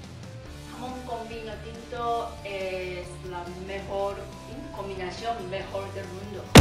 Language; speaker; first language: Spanish; non-native, learner; Japanese